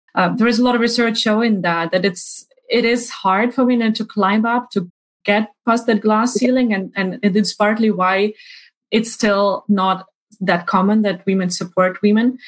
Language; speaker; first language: English; non-native, fluent; Ukrainian